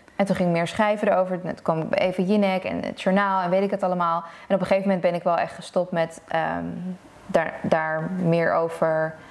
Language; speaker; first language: Dutch; early bilingual, other home language; Persian